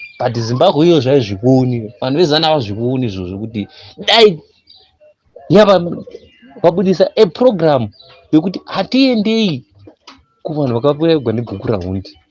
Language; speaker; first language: Shona; non-native, local second language; North Ndebele